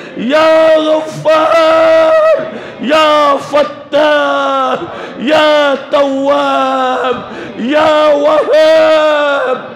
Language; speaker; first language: Arabic; non-native, fluent; Urdu